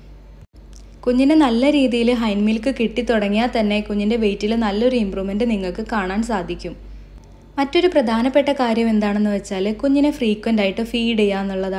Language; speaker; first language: Malayalam; native; Malayalam